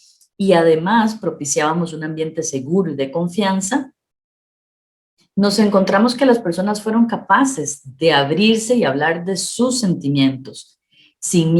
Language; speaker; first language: Spanish; native; Spanish